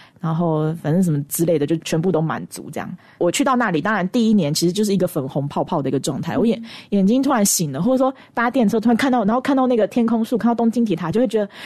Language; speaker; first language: Chinese; native; Chinese